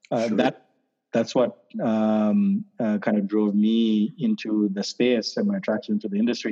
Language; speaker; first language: English; non-native, local second language; Sinhala